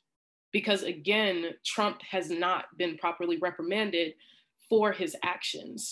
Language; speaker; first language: English; native; English